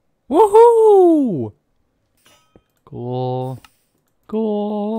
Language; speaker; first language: English; native; English